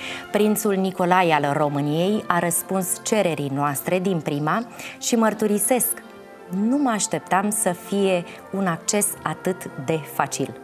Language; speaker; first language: Romanian; native; Romanian